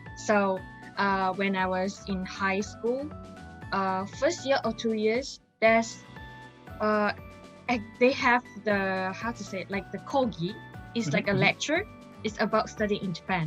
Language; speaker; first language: English; non-native, local second language; Chinese